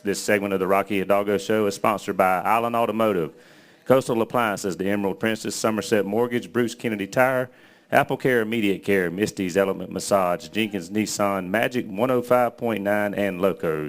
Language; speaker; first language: English; native; English